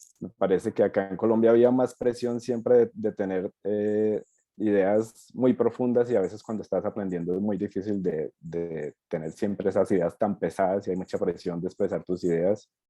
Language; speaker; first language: Spanish; native; Spanish